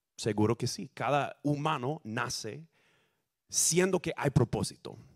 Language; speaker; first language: Spanish; non-native, fluent; English